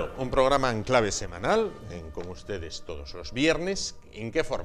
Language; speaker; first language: Spanish; native; Spanish